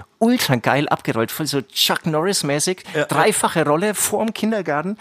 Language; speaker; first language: German; early bilingual, other home language; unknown